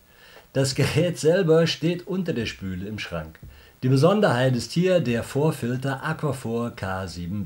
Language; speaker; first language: German; native; German